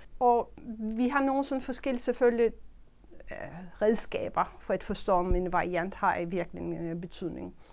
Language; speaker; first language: Danish; non-native, fluent; Turkish